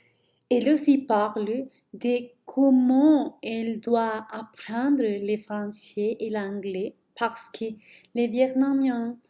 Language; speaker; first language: French; non-native, learner; Spanish